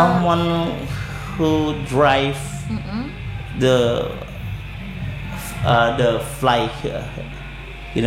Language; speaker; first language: English; non-native, learner; Indonesian